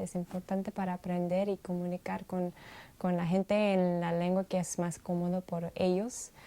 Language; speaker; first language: Spanish; non-native, learner; English